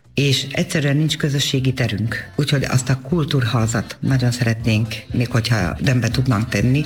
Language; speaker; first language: Hungarian; native; Hungarian